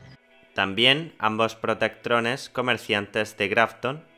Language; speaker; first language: Spanish; native; Spanish